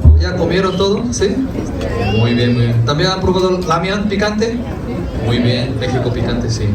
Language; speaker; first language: Spanish; non-native, fluent; Korean